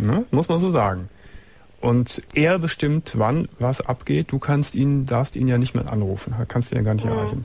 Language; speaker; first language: German; native; German